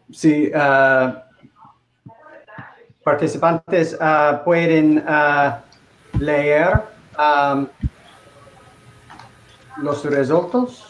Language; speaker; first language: Spanish; non-native, learner; English